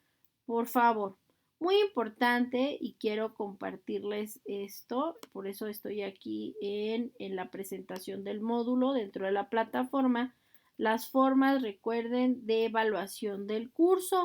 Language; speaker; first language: Spanish; native; Spanish